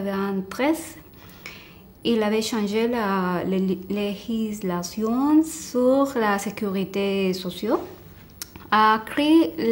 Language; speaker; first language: French; non-native, fluent; Spanish